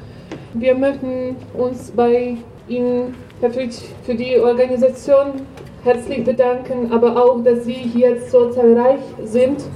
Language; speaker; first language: German; non-native, fluent; Ukrainian